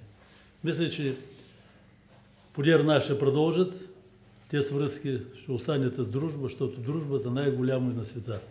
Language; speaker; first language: Bulgarian; early bilingual, heritage; Bulgarian